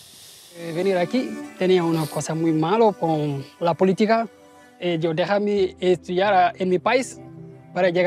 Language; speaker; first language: Spanish; non-native, learner; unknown